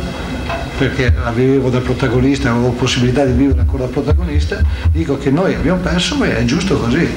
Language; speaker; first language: Italian; native; Italian